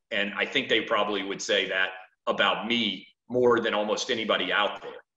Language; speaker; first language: English; native; English